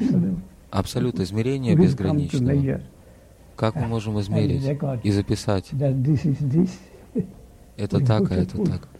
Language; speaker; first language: Russian; native; Russian